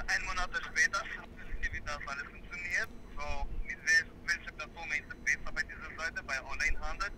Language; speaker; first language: German; non-native, learner; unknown